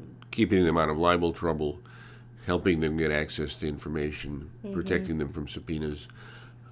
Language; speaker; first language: English; early bilingual, other home language; Hungarian